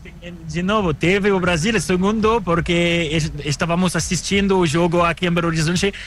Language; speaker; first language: Portuguese; non-native, learner; French